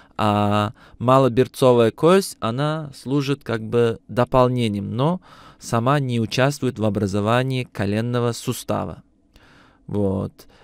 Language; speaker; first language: Russian; non-native, local second language; Uzbek